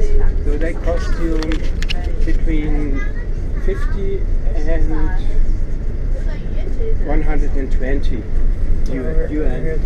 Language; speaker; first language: English; non-native, fluent; German